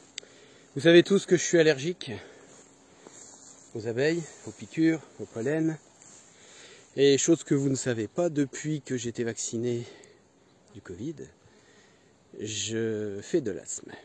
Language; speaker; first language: French; native; French